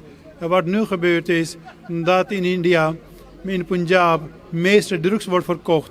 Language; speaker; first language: Dutch; non-native, fluent; Punjabi